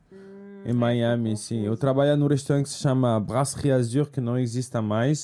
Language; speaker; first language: Portuguese; non-native, fluent; French